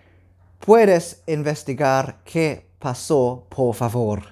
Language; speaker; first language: Spanish; non-native, learner; Cantonese